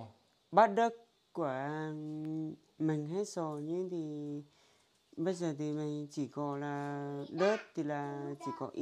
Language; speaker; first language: Vietnamese; non-native, local second language; Hmong